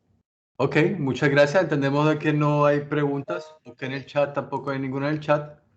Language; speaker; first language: Spanish; native; Spanish